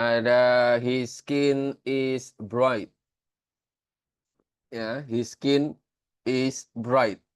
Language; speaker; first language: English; non-native, learner; Indonesian